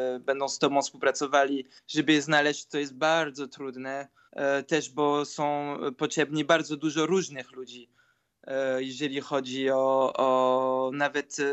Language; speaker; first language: Polish; early bilingual, heritage; Polish